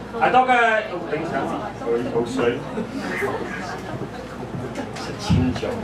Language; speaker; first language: Chinese; non-native, fluent; English